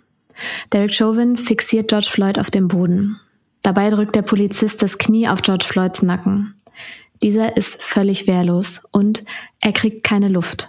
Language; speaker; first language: German; native; German